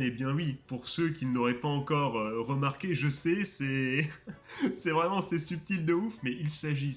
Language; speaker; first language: French; native; French